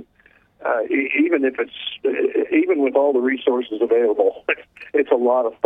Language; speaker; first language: English; native; English